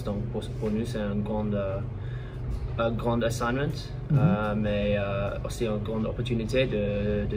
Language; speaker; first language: French; non-native, learner; English